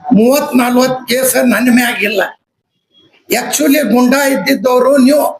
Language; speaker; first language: Kannada; non-native, local second language; Urdu